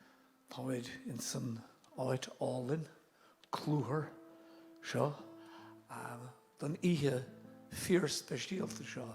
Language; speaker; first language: Irish; non-native, local second language; English